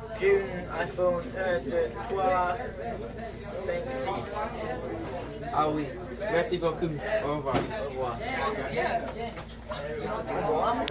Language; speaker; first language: French; non-native, learner; English